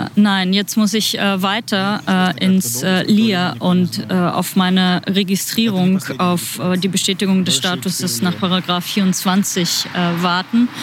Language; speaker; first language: German; non-native, fluent; Ukrainian